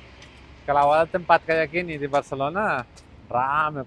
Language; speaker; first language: Indonesian; non-native, learner; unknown